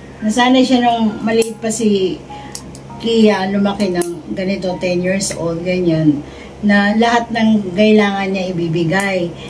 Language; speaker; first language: Filipino; non-native, local second language; Cebuano